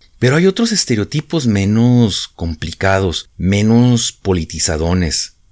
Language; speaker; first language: Spanish; native; Spanish